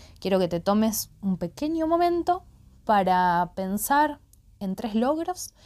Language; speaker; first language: Spanish; native; Spanish